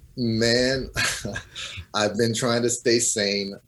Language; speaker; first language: English; non-native, fluent; Portuguese